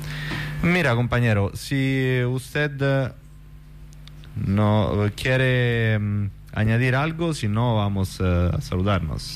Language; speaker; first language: Spanish; non-native, fluent; Italian